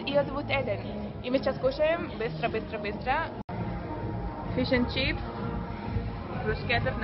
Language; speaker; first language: Russian; early bilingual, heritage; Russian